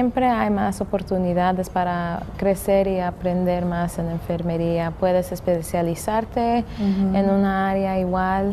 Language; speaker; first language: Spanish; early bilingual, heritage; English